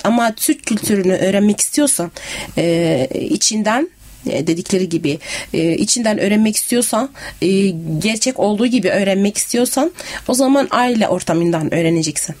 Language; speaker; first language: Turkish; native; Turkish